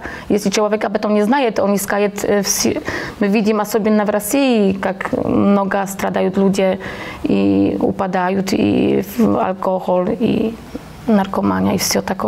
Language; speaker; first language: Russian; non-native, fluent; Polish